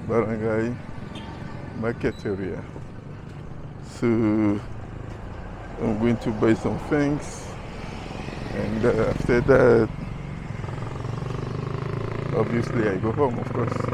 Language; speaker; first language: English; non-native, learner; French